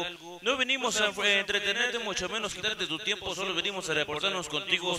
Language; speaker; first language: Spanish; native; Spanish